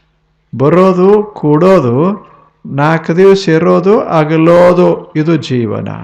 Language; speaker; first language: Kannada; native; Kannada